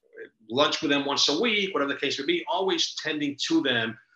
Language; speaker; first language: English; early bilingual, other home language; Spanish